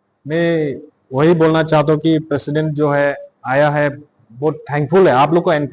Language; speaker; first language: Hindi; non-native, local second language; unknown